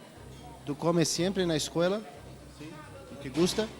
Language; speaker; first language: Spanish; non-native, learner; Portuguese